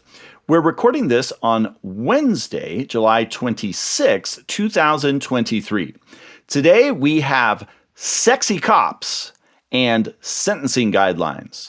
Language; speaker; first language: English; native; English